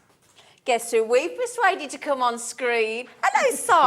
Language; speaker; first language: English; native; English